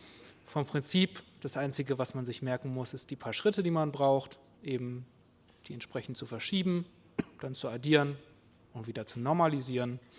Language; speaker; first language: German; native; German